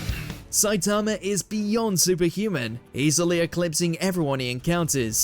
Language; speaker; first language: English; native; English